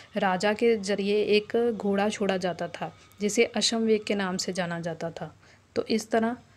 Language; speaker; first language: Hindi; non-native, local second language; Punjabi